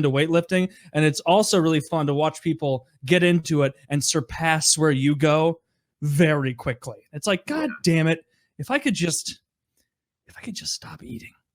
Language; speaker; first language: English; native; English